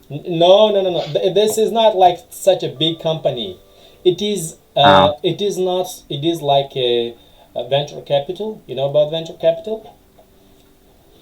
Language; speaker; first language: English; non-native, fluent; Tajik